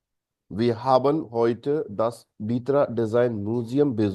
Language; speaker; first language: German; non-native, fluent; Hindi